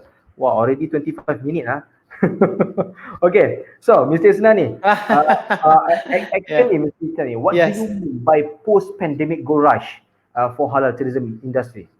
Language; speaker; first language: English; non-native, local second language; Malay